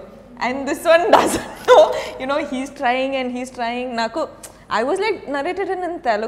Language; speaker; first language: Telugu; non-native, learner; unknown